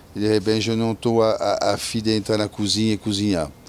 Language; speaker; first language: Portuguese; non-native, fluent; French